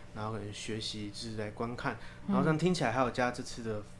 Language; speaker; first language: Chinese; native; Chinese